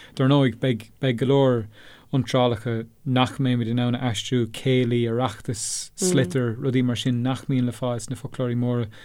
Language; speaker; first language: Irish; non-native, local second language; English